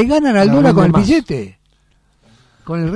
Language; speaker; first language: Spanish; native; Spanish